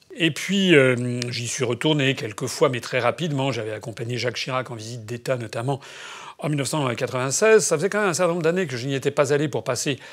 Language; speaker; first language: French; native; French